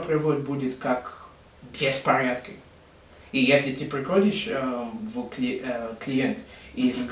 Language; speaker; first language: Russian; non-native, learner; English